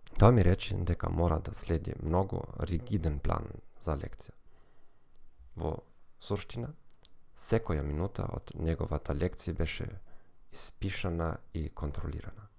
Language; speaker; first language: Macedonian; non-native, learner; German